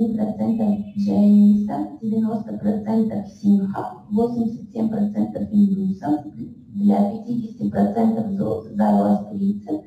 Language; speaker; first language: Russian; native; Russian